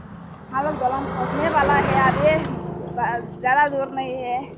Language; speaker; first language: Hindi; non-native, local second language; Assamese